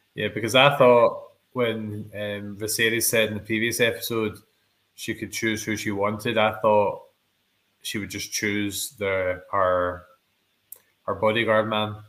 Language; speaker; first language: English; native; English